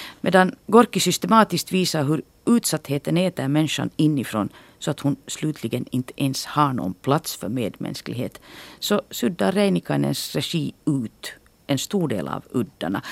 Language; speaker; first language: Swedish; native; Swedish